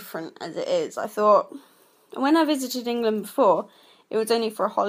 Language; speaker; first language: English; non-native, fluent; Arabic